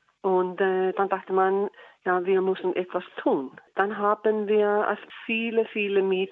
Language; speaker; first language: German; non-native, learner; Icelandic